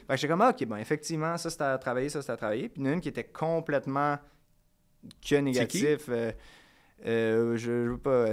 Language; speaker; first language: French; native; French